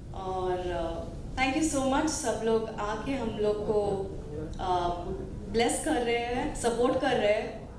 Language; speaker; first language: Hindi; non-native, local second language; Kannada